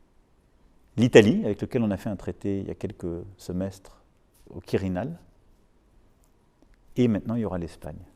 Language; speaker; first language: French; native; French